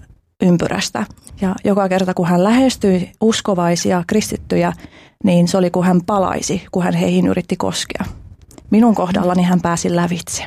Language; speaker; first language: Finnish; early bilingual, other home language; Albanian